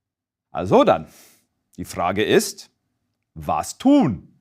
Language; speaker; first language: German; non-native, fluent; English